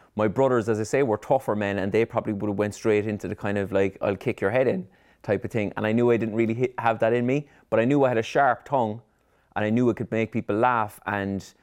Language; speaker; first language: English; native; English